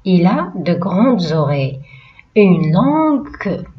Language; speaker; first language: French; non-native, local second language; Arabic